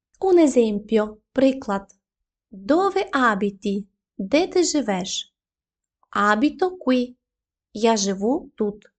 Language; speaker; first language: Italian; non-native, fluent; Ukrainian